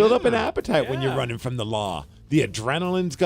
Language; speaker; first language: English; native; English